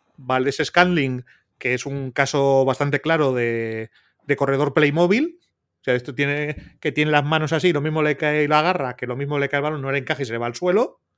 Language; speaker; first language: Spanish; native; Spanish